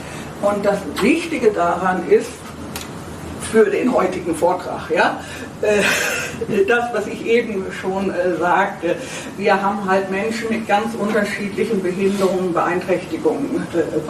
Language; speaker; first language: German; native; German